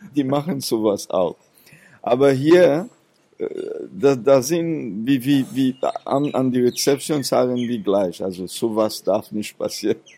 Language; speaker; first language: German; non-native, fluent; Seselwa Creole French